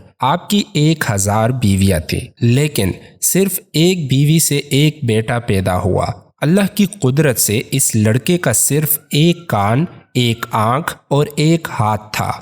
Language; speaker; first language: Urdu; native; Urdu